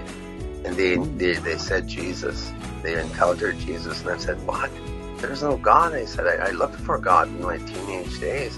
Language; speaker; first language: English; non-native, fluent; Cree